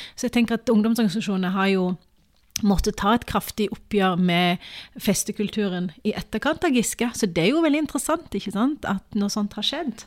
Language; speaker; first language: Norwegian; early bilingual, other home language; Urdu